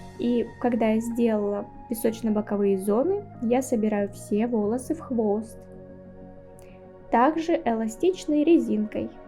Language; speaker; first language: Russian; native; Russian